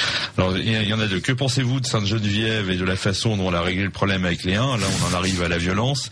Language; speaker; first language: French; native; French